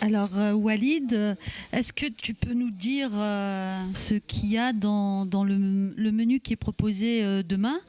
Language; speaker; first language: French; native; French